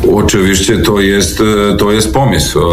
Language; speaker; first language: Polish; non-native, learner; Serbian